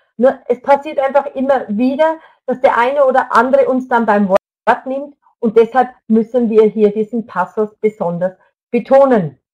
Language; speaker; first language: German; native; German